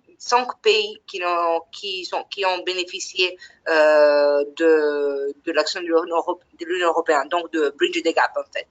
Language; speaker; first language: French; non-native, fluent; Italian